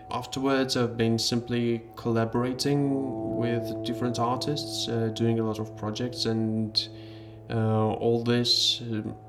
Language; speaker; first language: English; non-native, fluent; Georgian